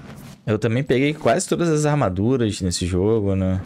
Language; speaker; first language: Portuguese; native; Portuguese